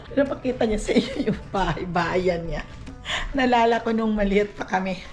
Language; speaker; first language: Filipino; non-native, local second language; Cebuano